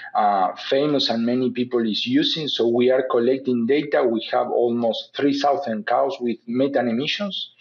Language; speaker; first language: English; non-native, fluent; Spanish